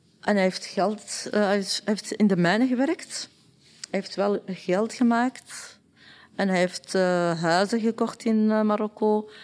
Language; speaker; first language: Dutch; non-native, learner; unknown